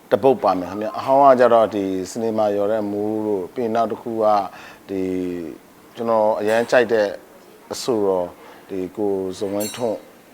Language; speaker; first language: Burmese; native; Burmese